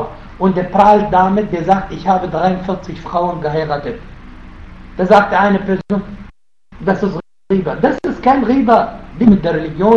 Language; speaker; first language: German; non-native, fluent; Arabic